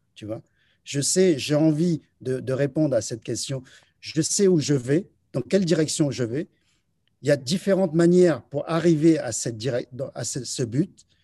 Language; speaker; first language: French; early bilingual, other home language; Chinese